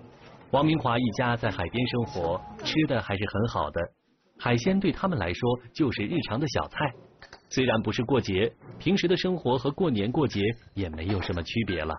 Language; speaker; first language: Chinese; native; Chinese